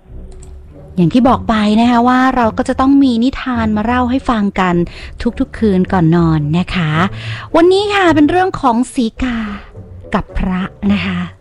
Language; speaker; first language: Thai; native; Thai